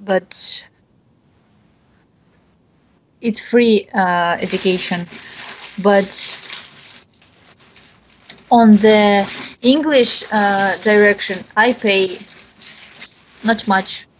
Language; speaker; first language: English; non-native, learner; Bashkir